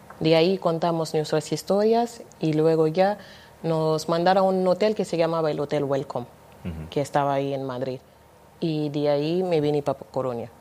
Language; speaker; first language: Spanish; non-native, fluent; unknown